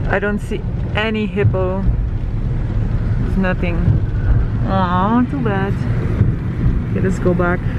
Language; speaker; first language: English; non-native, fluent; Dutch